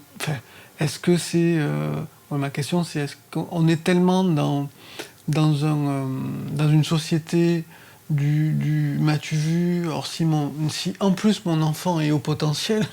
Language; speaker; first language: French; native; French